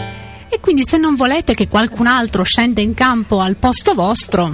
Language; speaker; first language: Italian; native; Italian